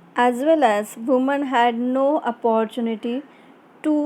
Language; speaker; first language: English; non-native, local second language; Marathi